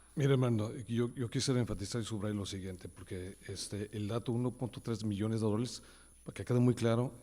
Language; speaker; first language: Spanish; early bilingual, heritage; Spanish